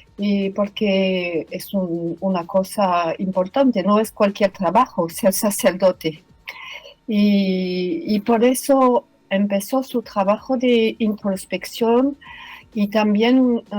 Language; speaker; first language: Spanish; non-native, fluent; French